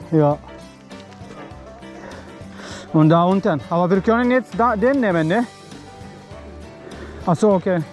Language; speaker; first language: German; non-native, learner; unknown